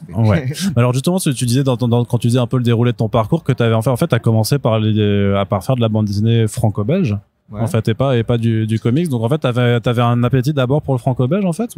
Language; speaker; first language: French; native; French